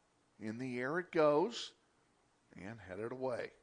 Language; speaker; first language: English; native; English